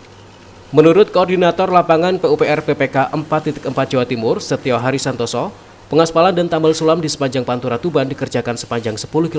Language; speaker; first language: Indonesian; native; Indonesian